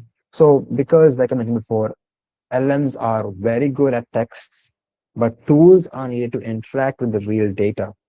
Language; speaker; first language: English; non-native, local second language; Malayalam